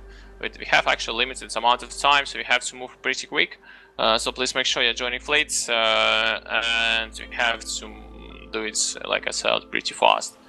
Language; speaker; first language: English; non-native, fluent; Russian